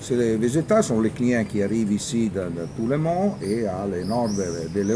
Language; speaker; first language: French; non-native, learner; Italian